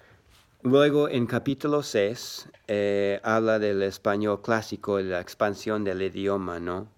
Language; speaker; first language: Spanish; non-native, learner; English